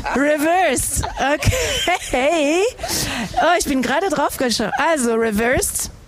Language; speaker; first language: German; non-native, fluent; French